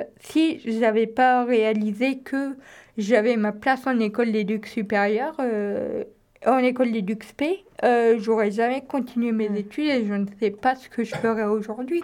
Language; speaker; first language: French; native; French